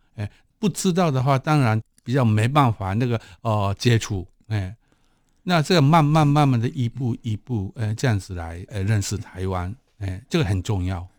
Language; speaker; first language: Chinese; non-native, fluent; Japanese